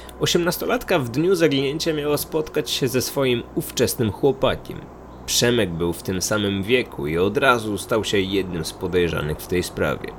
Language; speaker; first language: Polish; native; Polish